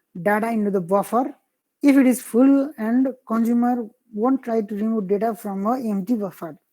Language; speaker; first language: English; non-native, local second language; Nepali